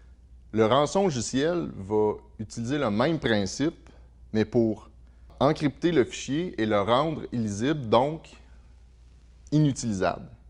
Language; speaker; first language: French; native; French